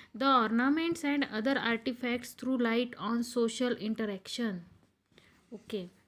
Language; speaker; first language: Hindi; non-native, local second language; Marathi